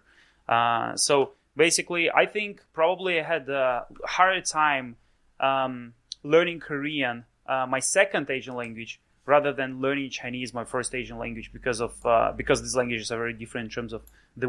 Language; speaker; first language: English; non-native, fluent; Russian